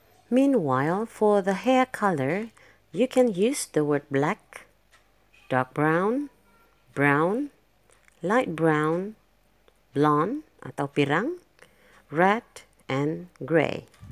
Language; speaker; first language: English; non-native, fluent; Indonesian